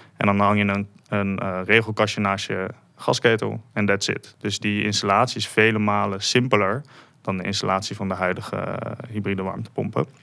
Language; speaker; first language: Dutch; native; Dutch